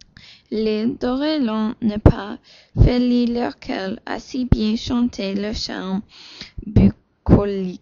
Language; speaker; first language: French; non-native, learner; English